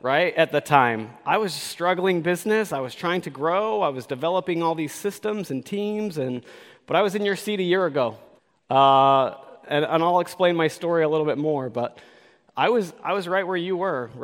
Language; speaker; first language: English; native; English